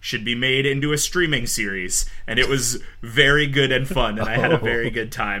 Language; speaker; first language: English; native; English